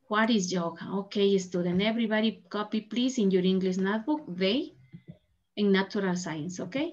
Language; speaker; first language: English; non-native, learner; Spanish